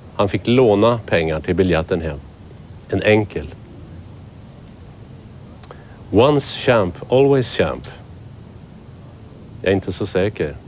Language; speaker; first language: Swedish; native; Swedish